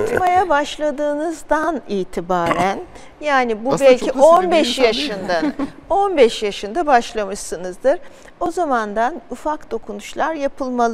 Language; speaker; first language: Turkish; native; Turkish